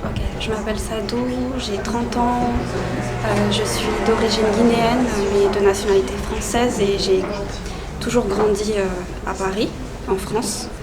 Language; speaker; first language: French; early bilingual, other home language; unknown